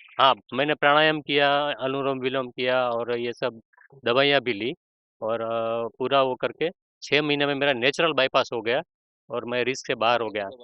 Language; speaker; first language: Hindi; non-native, local second language; Gujarati